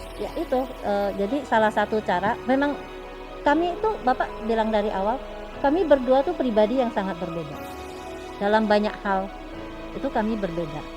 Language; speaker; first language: Indonesian; non-native, local second language; Hakka Chinese